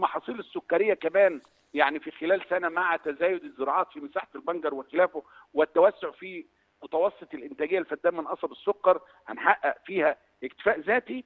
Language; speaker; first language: Arabic; native; Arabic